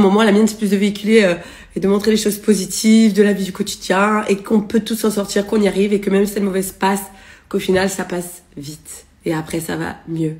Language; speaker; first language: French; native; French